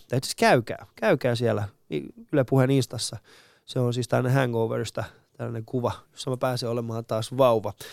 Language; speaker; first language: Finnish; early bilingual, other home language; Persian